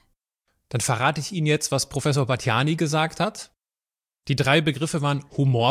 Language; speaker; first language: German; native; German